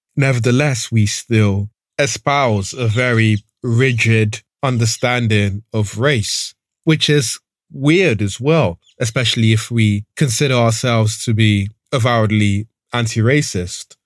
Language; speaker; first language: English; early bilingual, other home language; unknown